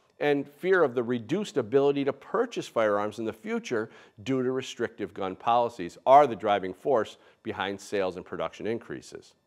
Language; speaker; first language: English; native; English